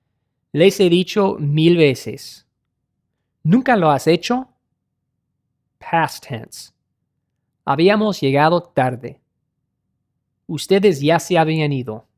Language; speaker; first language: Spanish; non-native, learner; English